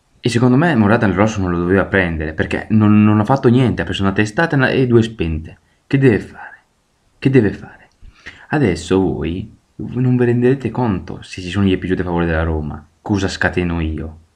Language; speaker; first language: Italian; native; Italian